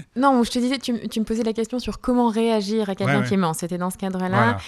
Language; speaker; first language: French; native; French